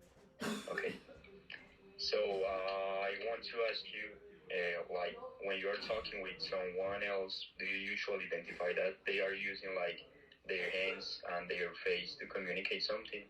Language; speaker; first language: English; non-native, fluent; Spanish